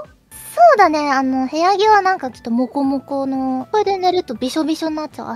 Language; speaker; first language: Japanese; native; Japanese